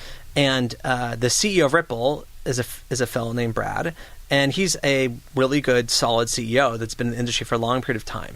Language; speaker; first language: English; native; English